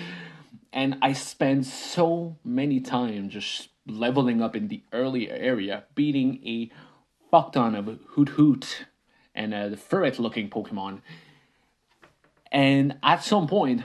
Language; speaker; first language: English; non-native, fluent; French